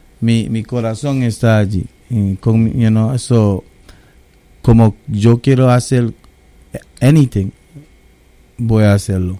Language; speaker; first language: Spanish; early bilingual, heritage; English